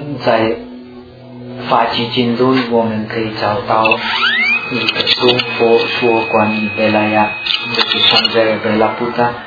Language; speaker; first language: Chinese; non-native, fluent; Czech